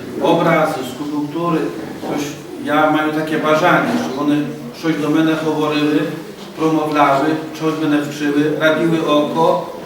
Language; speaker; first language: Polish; non-native, learner; Ukrainian